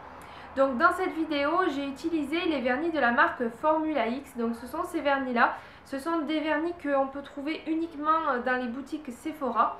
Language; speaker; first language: French; native; French